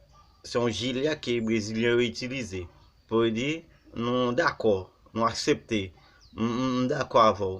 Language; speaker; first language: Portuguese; non-native, learner; Haitian Creole